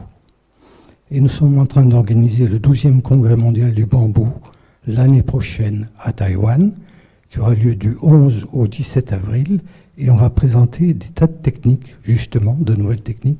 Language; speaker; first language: French; native; French